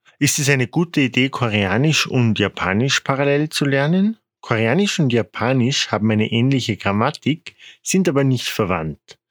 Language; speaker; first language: German; non-native, fluent; Korean